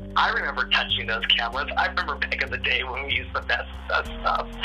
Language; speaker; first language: English; native; English